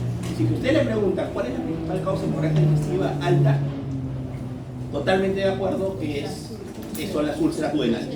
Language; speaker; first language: Spanish; native; Spanish